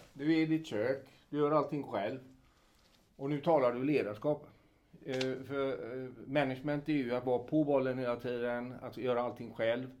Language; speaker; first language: Swedish; native; Swedish